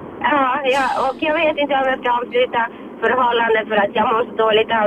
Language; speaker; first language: Swedish; non-native, fluent; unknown